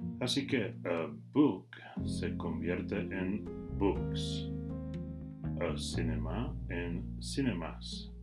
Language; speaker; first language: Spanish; non-native, fluent; English